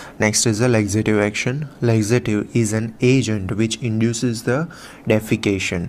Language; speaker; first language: English; non-native, local second language; Gujarati